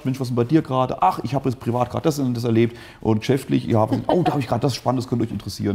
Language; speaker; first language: German; native; German